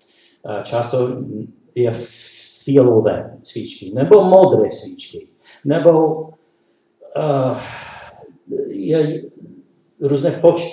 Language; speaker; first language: Czech; non-native, learner; English